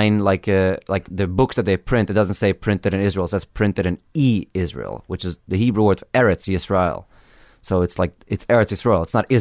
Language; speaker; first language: English; early bilingual, other home language; Hebrew